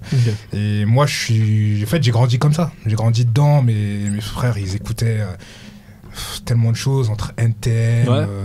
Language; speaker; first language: French; native; French